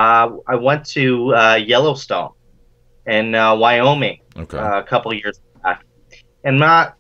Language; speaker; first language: English; native; English